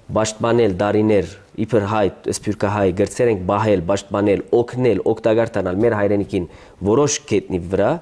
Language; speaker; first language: Armenian; early bilingual, heritage; Armenian